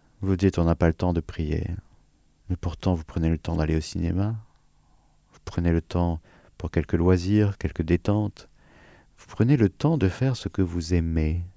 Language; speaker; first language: French; native; French